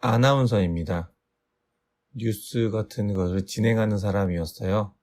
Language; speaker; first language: Korean; native; Korean